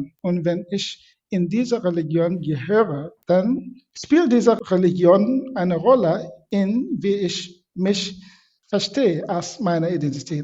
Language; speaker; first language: German; non-native, fluent; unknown